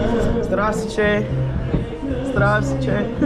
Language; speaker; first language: Russian; non-native, learner; English